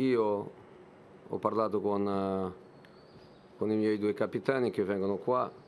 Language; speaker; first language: Italian; non-native, fluent; Portuguese